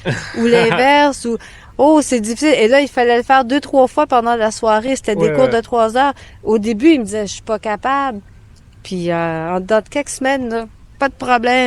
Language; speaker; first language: French; native; French